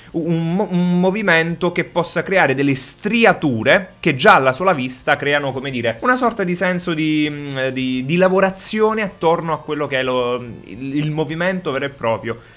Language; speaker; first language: Italian; native; Italian